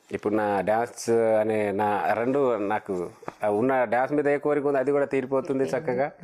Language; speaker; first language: Telugu; non-native, local second language; Lambadi